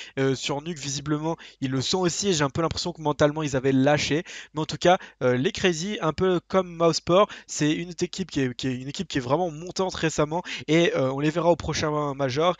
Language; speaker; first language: French; native; French